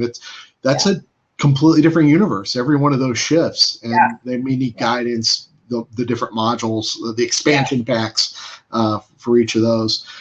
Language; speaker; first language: English; native; English